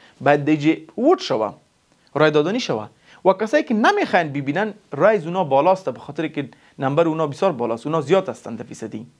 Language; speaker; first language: Persian; non-native, local second language; Pashto